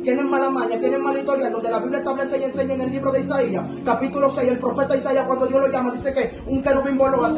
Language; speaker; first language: Spanish; native; Spanish